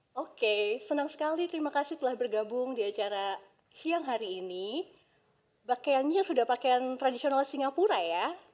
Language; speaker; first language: Indonesian; native; Indonesian